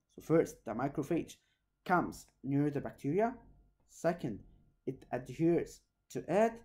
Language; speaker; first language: English; non-native, local second language; Arabic